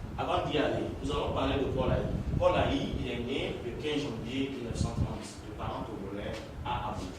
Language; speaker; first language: French; non-native, local second language; Ewe